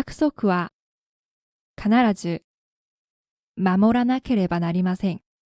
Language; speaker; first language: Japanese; non-native, fluent; Korean